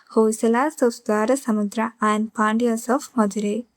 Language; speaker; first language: English; non-native, local second language; Malayalam